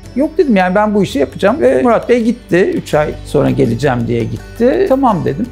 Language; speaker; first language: Turkish; native; Turkish